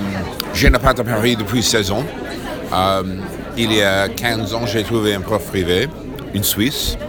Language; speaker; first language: French; non-native, fluent; English